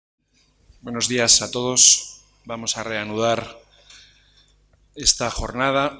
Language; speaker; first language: Spanish; native; Spanish